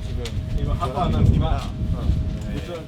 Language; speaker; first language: Korean; native; Korean